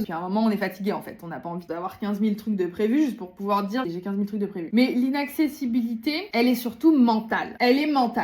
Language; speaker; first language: French; native; French